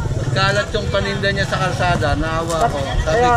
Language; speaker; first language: Korean; native; Korean